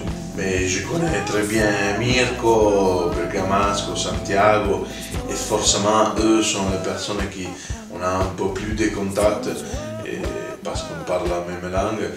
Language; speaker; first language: French; non-native, fluent; Italian